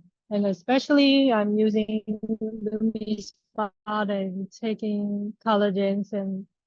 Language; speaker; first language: English; non-native, learner; Chinese